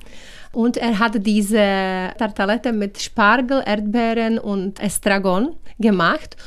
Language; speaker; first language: German; non-native, learner; Czech